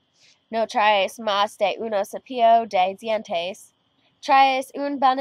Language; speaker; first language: Spanish; non-native, learner; English